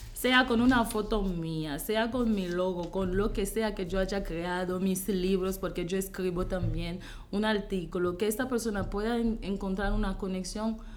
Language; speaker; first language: Spanish; non-native, fluent; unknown